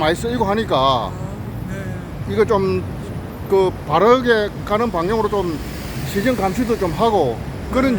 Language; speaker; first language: Korean; native; Korean